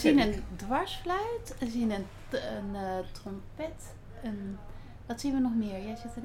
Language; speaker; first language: Dutch; native; Dutch